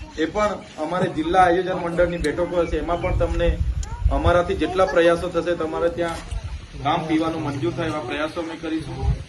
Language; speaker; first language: Gujarati; non-native, local second language; Vasavi